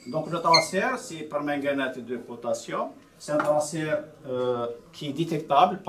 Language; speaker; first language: French; non-native, local second language; Arabic